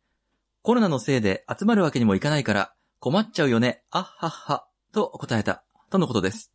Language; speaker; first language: Japanese; native; Japanese